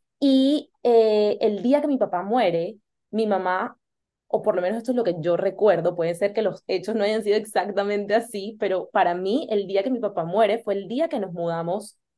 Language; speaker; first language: Spanish; native; Spanish